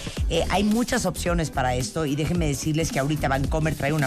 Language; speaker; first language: Spanish; native; Spanish